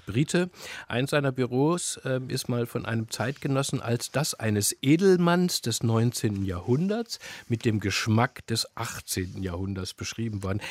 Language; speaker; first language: German; native; German